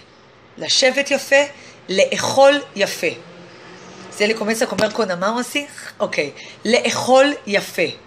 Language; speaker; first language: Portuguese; non-native, fluent; Hebrew